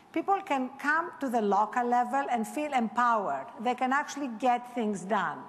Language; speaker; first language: English; non-native, fluent; Greek